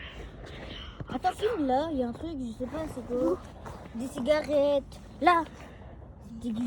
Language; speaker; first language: French; native; French